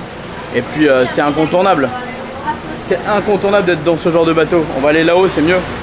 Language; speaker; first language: French; native; French